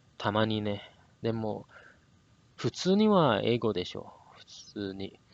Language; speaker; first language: Japanese; non-native, learner; English